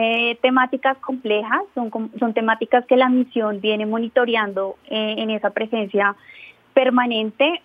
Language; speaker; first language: Spanish; native; Spanish